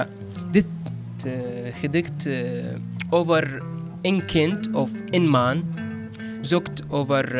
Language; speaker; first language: Dutch; non-native, learner; Arabic